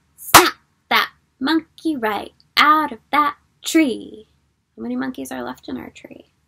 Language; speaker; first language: English; native; English